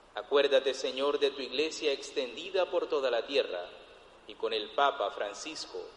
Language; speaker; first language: Spanish; native; Spanish